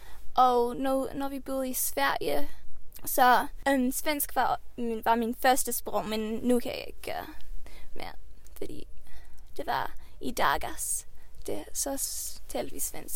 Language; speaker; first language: Danish; early bilingual, heritage; Swedish